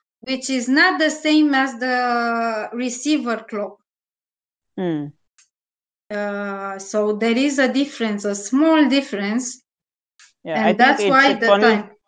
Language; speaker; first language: English; non-native, learner; Romanian